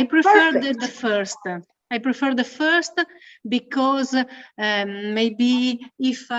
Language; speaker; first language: English; non-native, learner; Italian